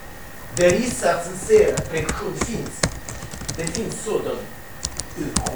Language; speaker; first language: Swedish; non-native, fluent; Russian